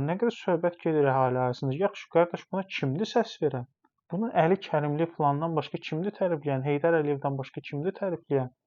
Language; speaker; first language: Azerbaijani; non-native, local second language; Talysh